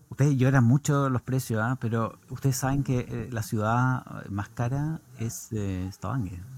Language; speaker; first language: Spanish; native; Spanish